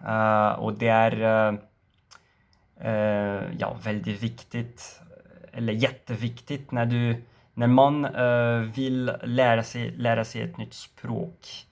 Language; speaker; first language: Swedish; non-native, learner; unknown